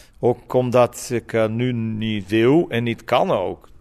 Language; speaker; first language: Dutch; non-native, fluent; Portuguese